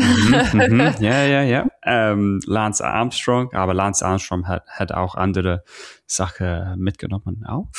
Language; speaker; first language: German; non-native, learner; English